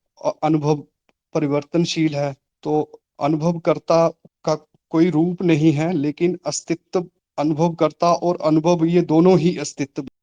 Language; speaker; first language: Hindi; native; Hindi